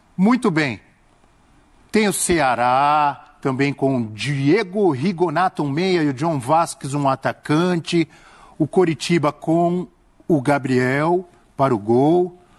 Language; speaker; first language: Portuguese; native; Portuguese